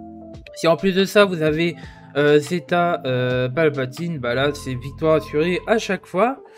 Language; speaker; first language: French; native; French